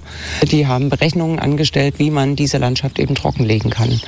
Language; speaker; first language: German; native; German